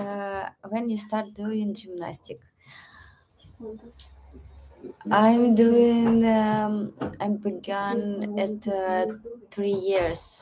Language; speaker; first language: English; non-native, learner; Russian